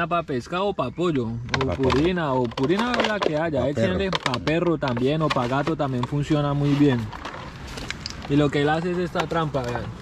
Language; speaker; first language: Spanish; native; Spanish